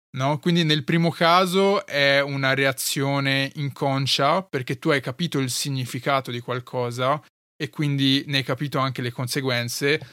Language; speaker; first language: Italian; early bilingual, other home language; Arabic